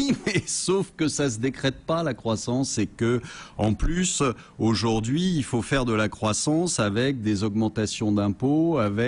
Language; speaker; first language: French; native; French